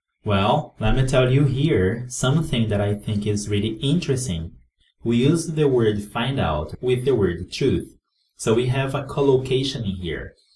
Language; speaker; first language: English; non-native, fluent; Portuguese